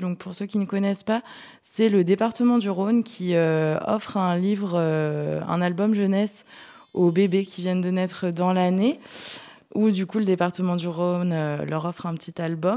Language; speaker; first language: French; native; French